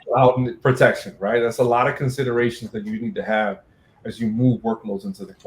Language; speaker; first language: English; native; English